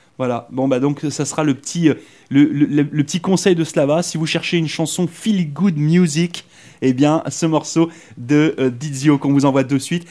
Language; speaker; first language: French; native; French